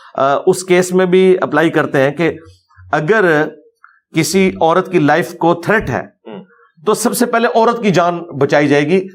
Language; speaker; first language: Urdu; native; Urdu